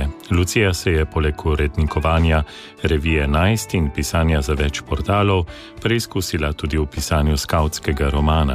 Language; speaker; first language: Slovenian; native; Slovenian